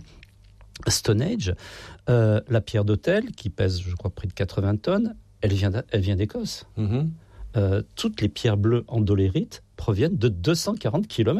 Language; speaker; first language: French; native; French